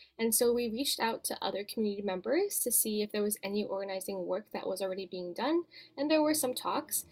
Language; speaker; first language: English; native; English